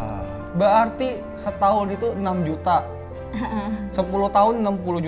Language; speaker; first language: Indonesian; native; Indonesian